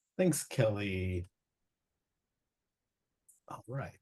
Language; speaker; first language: English; native; English